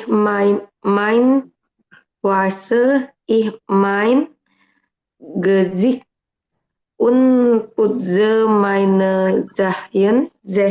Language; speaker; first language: German; non-native, learner; Indonesian